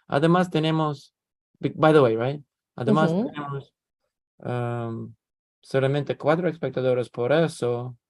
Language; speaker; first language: Spanish; non-native, learner; English